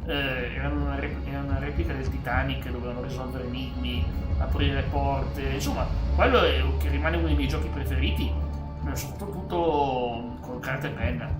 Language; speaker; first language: Italian; native; Italian